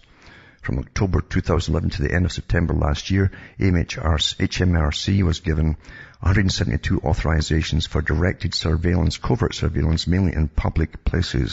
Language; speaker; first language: English; native; English